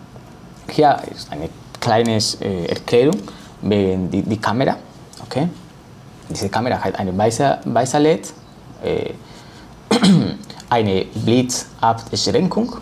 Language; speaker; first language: German; non-native, learner; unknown